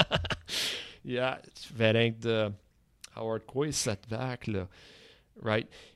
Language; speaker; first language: English; non-native, local second language; French